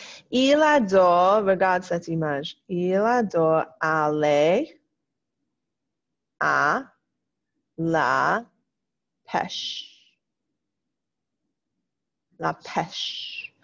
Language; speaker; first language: French; non-native, fluent; English